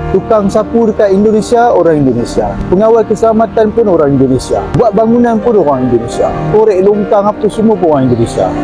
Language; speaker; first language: Malay; native; Malay